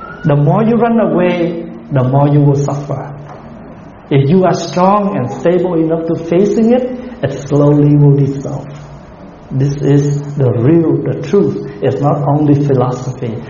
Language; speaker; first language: English; non-native, fluent; Vietnamese